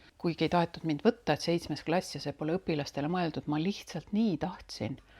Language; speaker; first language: Estonian; native; Estonian